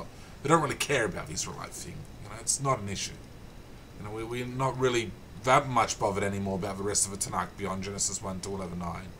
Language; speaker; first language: English; native; English